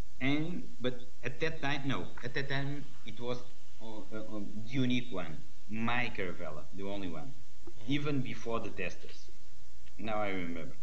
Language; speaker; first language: English; non-native, learner; Portuguese